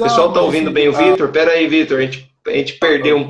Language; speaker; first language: Portuguese; native; Portuguese